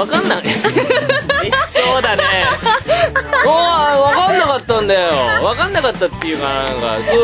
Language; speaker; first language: Japanese; native; Japanese